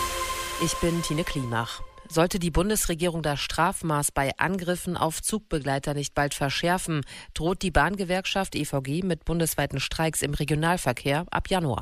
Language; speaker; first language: German; native; German